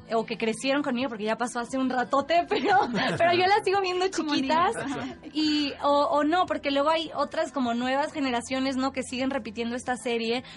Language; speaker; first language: Spanish; native; Spanish